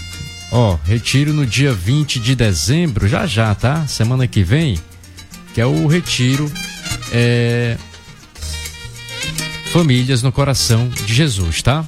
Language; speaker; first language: Portuguese; native; Portuguese